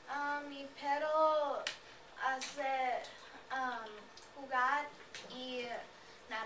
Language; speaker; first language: Spanish; non-native, learner; English